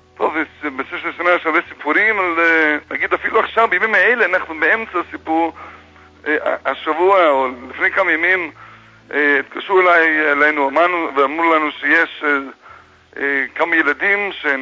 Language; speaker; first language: Hebrew; non-native, fluent; English